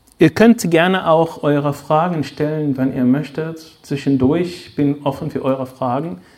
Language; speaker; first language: German; non-native, fluent; Arabic